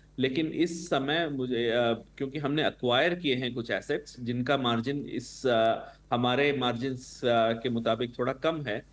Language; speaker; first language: Hindi; non-native, local second language; Tamil